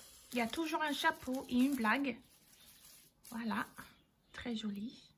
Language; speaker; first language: French; non-native, learner; English